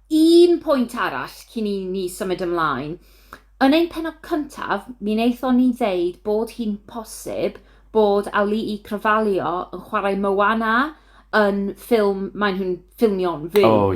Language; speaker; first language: Welsh; non-native, learner; English